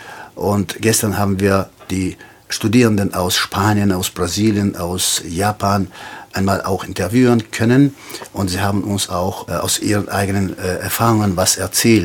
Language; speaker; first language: German; non-native, fluent; Tajik